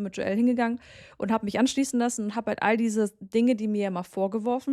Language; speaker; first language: German; native; German